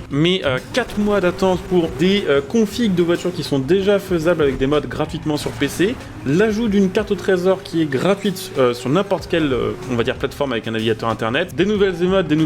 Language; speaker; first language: French; native; French